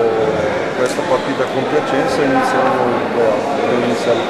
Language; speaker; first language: Italian; non-native, fluent; Portuguese